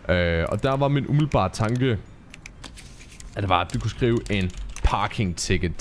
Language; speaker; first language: Danish; native; Danish